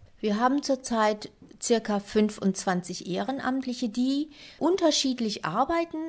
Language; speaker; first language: German; native; German